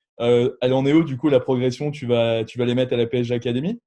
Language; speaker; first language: French; native; French